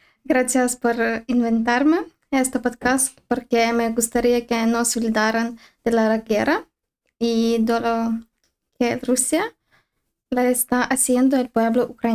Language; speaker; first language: Spanish; non-native, learner; Ukrainian